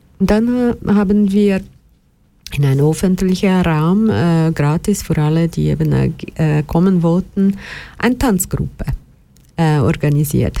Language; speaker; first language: German; non-native, fluent; Portuguese